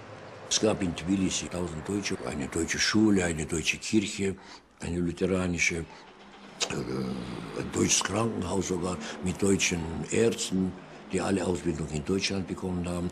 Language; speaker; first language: German; early bilingual, heritage; German